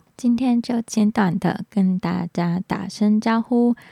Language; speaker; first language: Chinese; non-native, local second language; Cantonese